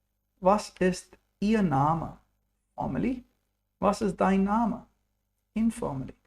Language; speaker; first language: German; non-native, fluent; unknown